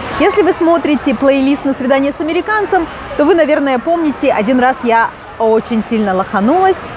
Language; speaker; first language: Russian; native; Russian